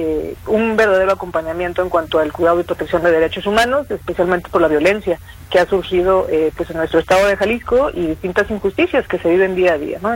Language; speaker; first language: Spanish; native; Spanish